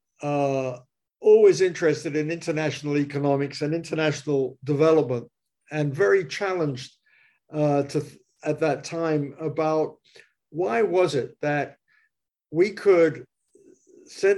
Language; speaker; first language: English; native; English